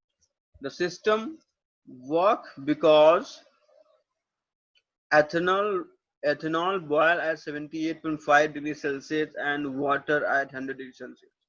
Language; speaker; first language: English; non-native, local second language; Hindi